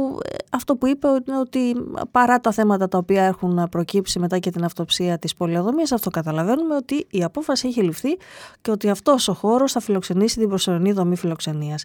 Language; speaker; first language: Greek; native; Greek